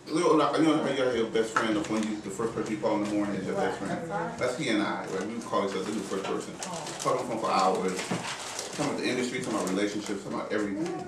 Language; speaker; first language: English; native; English